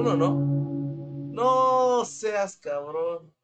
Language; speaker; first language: Spanish; native; Spanish